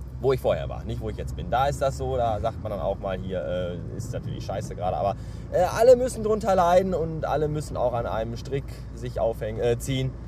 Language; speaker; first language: German; native; German